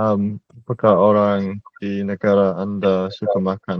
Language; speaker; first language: Indonesian; non-native, learner; English